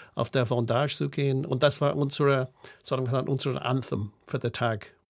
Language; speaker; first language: German; non-native, fluent; English